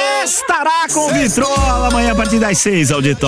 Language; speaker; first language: Portuguese; native; Portuguese